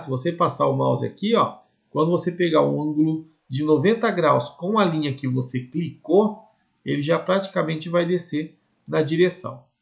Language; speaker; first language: Portuguese; native; Portuguese